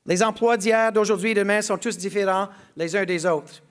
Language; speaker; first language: French; non-native, local second language; English